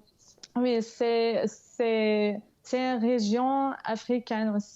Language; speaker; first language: French; non-native, fluent; English